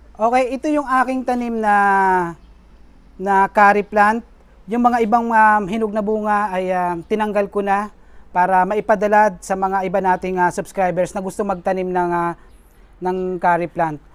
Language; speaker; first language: Filipino; non-native, local second language; Bikol